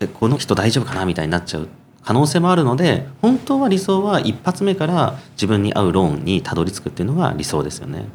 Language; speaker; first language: Japanese; native; Japanese